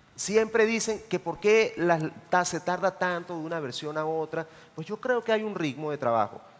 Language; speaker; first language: Spanish; native; Spanish